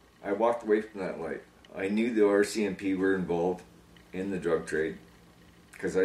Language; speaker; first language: English; native; English